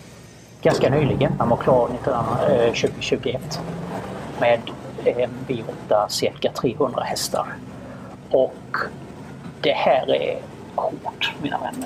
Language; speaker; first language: Swedish; native; Swedish